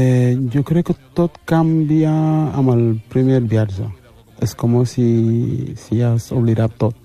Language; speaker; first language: Catalan; non-native, fluent; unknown